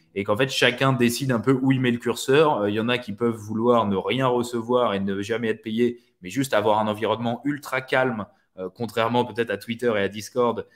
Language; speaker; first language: French; native; French